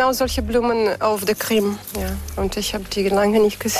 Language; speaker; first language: German; non-native, fluent; Russian